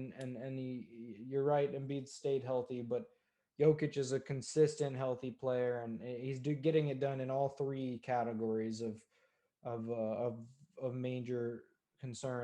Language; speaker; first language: English; native; English